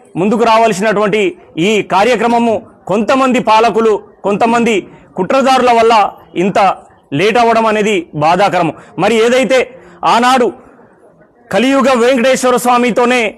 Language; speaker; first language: Telugu; non-native, local second language; Lambadi